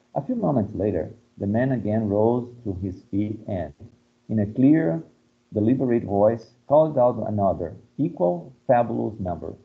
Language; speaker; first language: English; non-native, fluent; Portuguese